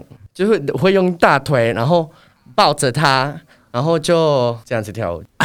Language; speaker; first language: Chinese; non-native, fluent; Spanish